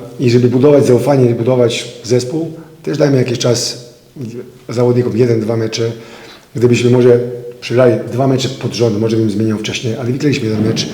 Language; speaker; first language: Polish; non-native, fluent; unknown